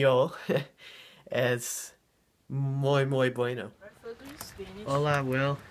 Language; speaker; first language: Spanish; non-native, learner; English